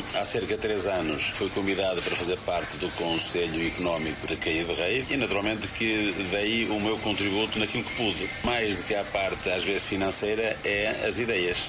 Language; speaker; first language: Portuguese; native; Portuguese